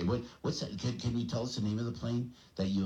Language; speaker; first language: English; native; English